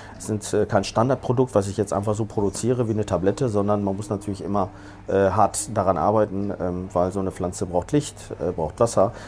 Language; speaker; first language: German; early bilingual, other home language; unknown